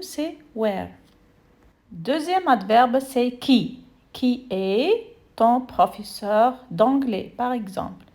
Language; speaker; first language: French; non-native, fluent; Arabic